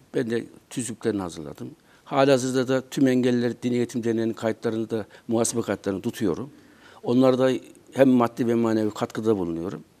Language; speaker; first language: Turkish; native; Turkish